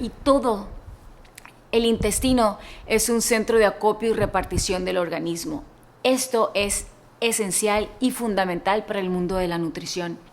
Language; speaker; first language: Spanish; native; Spanish